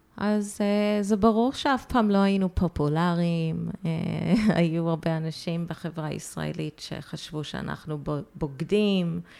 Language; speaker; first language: Hebrew; early bilingual, heritage; Hebrew